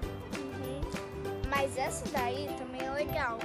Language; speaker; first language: Portuguese; early bilingual, heritage; Portuguese